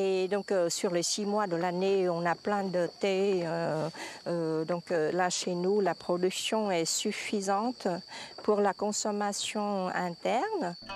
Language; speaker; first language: French; non-native, fluent; Vietnamese